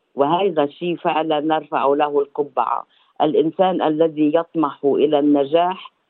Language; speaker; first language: Arabic; native; Arabic